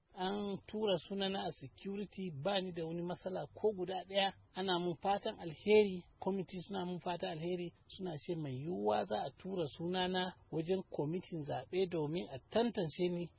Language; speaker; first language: Hausa; non-native, local second language; Fula